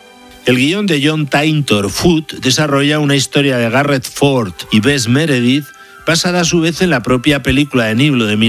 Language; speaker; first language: Spanish; native; Spanish